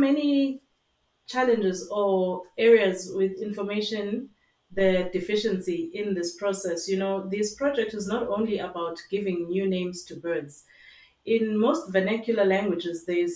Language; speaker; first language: English; non-native, local second language; Zulu